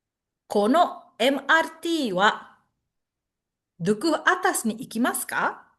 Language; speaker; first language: Japanese; non-native, fluent; Indonesian